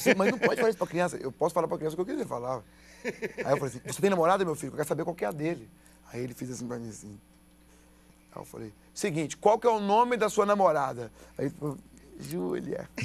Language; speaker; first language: Portuguese; native; Portuguese